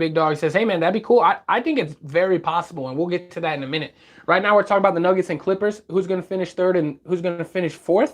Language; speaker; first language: English; native; English